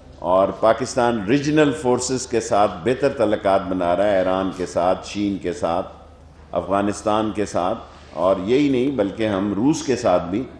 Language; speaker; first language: Urdu; non-native, local second language; Punjabi